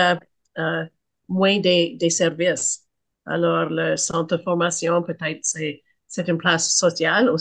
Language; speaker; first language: French; non-native, local second language; English